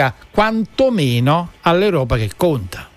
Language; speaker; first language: Italian; native; Italian